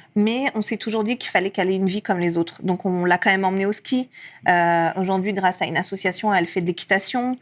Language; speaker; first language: French; early bilingual, other home language; Persian